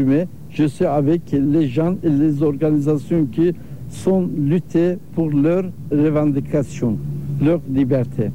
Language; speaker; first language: French; non-native, learner; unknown